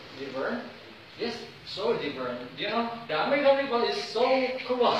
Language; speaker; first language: English; non-native, learner; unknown